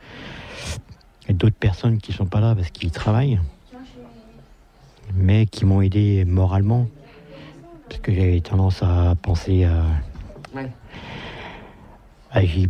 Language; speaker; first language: French; native; French